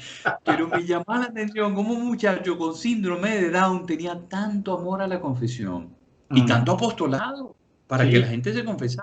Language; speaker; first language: Spanish; native; Spanish